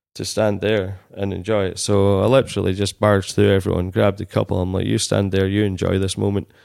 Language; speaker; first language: English; native; English